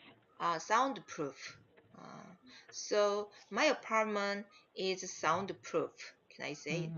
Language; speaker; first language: English; non-native, learner; Korean